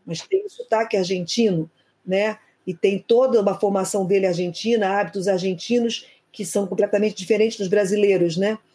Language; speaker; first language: Portuguese; native; Portuguese